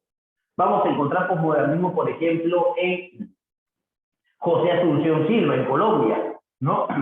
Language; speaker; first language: Spanish; native; Spanish